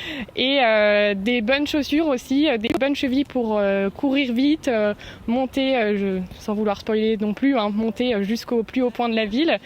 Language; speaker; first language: French; native; French